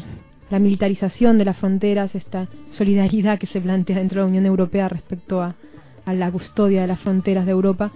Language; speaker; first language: Spanish; native; Spanish